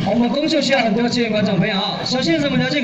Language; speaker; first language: Chinese; native; Chinese